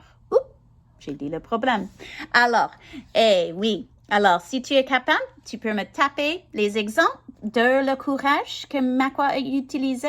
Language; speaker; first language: French; non-native, learner; English